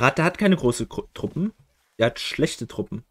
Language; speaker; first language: German; native; German